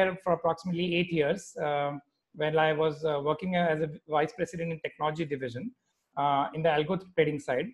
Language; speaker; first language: English; non-native, local second language; Hindi